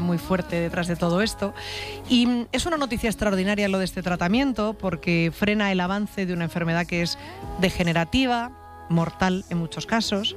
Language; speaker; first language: Spanish; native; Spanish